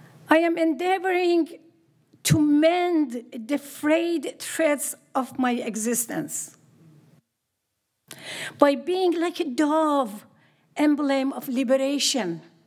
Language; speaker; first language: English; non-native, fluent; Persian